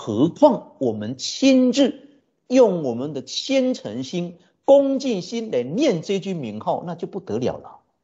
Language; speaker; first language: Chinese; native; Chinese